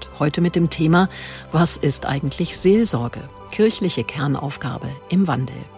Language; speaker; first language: German; native; German